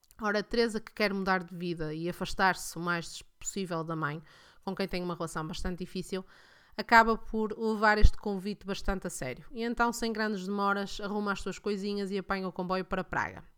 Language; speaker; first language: Portuguese; native; Portuguese